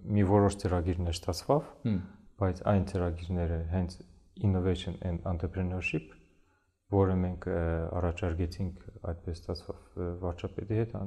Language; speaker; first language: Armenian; early bilingual, heritage; Armenian